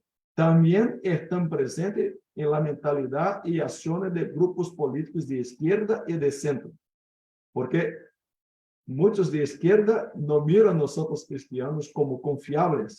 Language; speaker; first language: Spanish; non-native, fluent; Portuguese